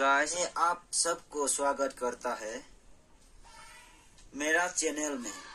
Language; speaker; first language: Hindi; non-native, local second language; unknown